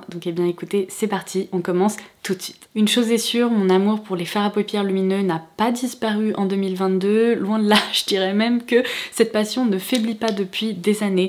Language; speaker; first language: French; native; French